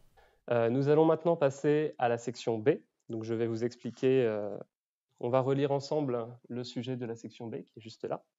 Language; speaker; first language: French; native; French